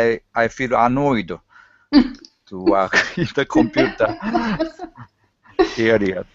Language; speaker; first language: English; non-native, learner; Japanese